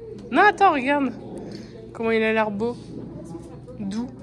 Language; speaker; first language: French; native; French